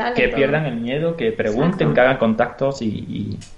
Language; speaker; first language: Spanish; native; Spanish